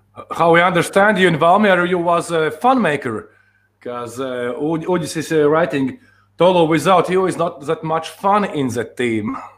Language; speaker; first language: English; non-native, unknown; Latvian